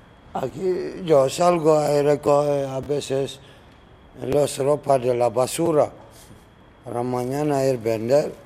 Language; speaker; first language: Spanish; non-native, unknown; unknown